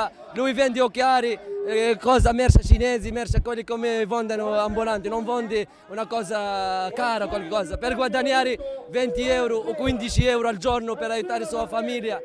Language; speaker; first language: Italian; non-native, learner; Arabic